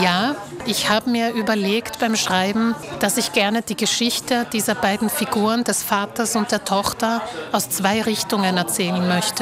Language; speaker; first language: German; early bilingual, other home language; Slovak